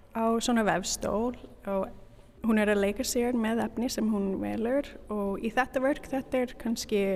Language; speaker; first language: Icelandic; non-native, learner; English